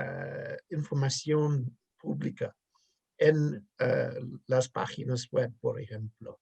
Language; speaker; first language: Spanish; non-native, fluent; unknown